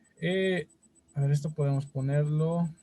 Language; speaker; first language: Spanish; native; Spanish